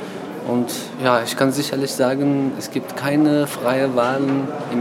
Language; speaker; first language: German; non-native, fluent; Persian